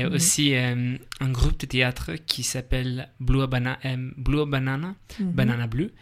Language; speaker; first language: French; non-native, learner; English